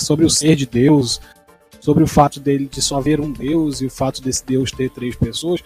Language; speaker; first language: Portuguese; native; Portuguese